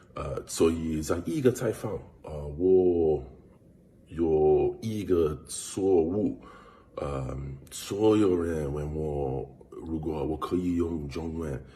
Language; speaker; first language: Chinese; non-native, learner; English